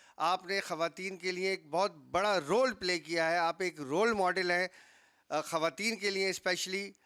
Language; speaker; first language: Urdu; native; Urdu